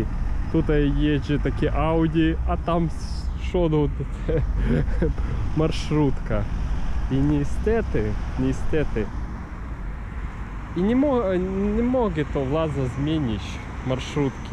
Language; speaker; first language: Polish; non-native, learner; Ukrainian